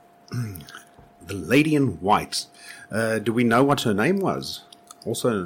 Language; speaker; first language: English; non-native, local second language; Afrikaans